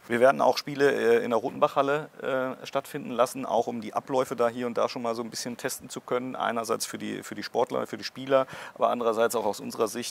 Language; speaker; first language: German; native; German